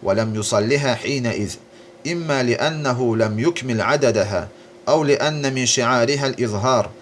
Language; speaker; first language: Arabic; non-native, fluent; Azerbaijani